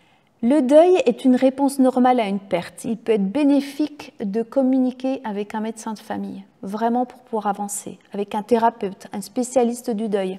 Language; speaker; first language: French; native; French